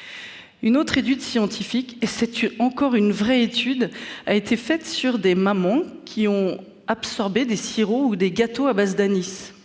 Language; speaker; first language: French; native; French